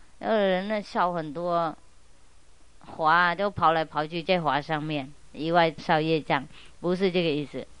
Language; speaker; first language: Chinese; non-native, fluent; Vietnamese